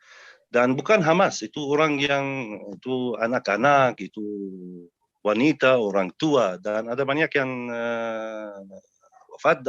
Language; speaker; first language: Indonesian; non-native, learner; Arabic